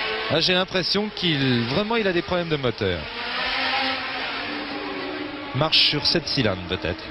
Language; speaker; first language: French; native; French